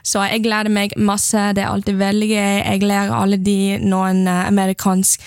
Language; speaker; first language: Norwegian; non-native, learner; English